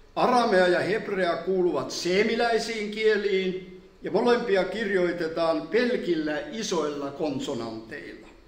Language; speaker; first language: Finnish; native; Finnish